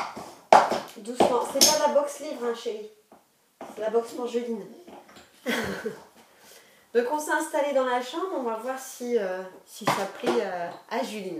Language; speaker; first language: French; native; French